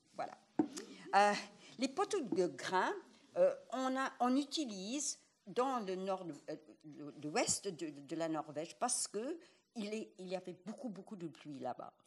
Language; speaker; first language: French; non-native, fluent; English